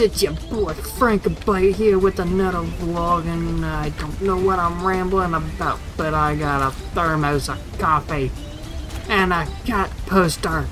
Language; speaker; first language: English; native; English